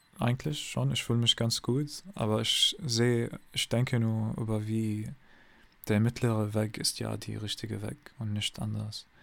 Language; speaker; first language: German; non-native, learner; English